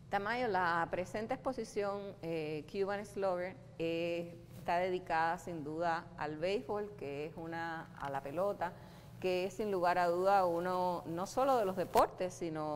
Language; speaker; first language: Spanish; native; Spanish